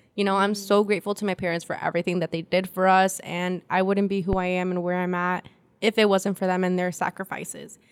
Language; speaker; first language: English; early bilingual, other home language; Spanish